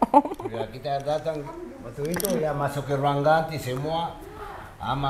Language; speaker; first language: Indonesian; non-native, fluent; Spanish